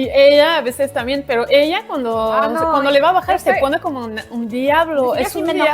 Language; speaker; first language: Spanish; non-native, fluent; French